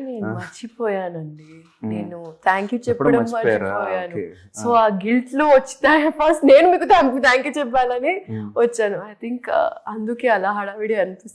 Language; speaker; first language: Telugu; non-native, local second language; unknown